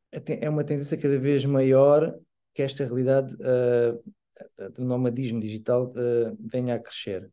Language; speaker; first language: Portuguese; native; Portuguese